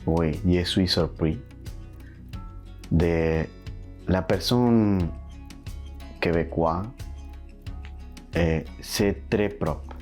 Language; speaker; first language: French; non-native, learner; Spanish